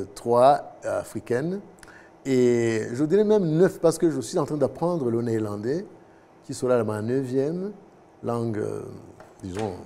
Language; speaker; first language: French; non-native, local second language; Kinyarwanda